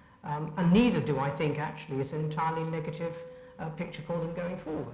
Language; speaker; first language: English; native; English